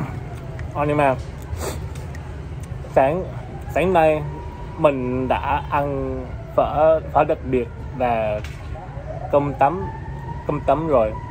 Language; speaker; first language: Vietnamese; non-native, learner; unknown